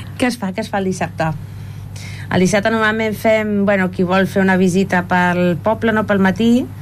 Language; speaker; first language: Catalan; native; Catalan